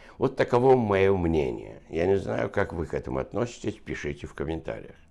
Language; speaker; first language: Russian; non-native, local second language; Azerbaijani